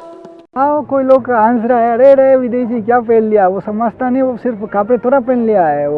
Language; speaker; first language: Hindi; non-native, learner; Italian